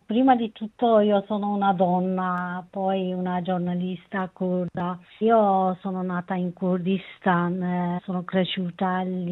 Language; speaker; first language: Italian; non-native, learner; Kurdish